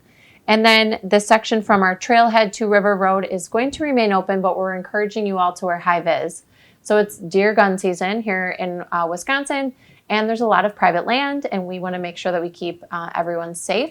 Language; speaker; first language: English; native; English